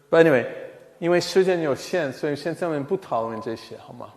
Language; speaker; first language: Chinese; non-native, fluent; English